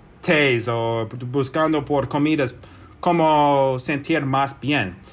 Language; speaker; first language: Spanish; non-native, learner; English